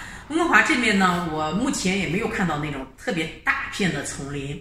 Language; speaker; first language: Chinese; native; Chinese